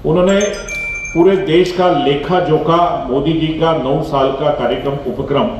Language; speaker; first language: Hindi; non-native, local second language; Marathi